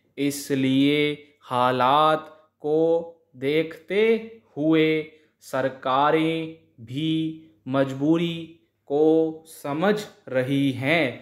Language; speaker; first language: Hindi; native; Hindi